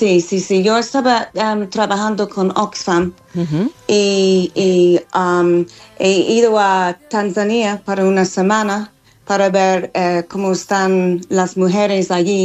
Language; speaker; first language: Spanish; non-native, learner; English